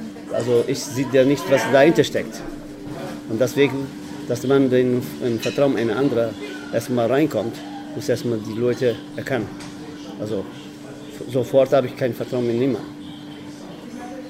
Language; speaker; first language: German; non-native, fluent; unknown